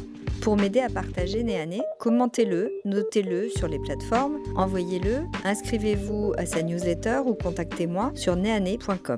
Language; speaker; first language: French; native; French